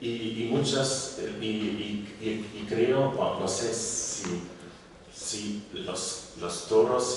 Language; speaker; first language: Spanish; non-native, learner; German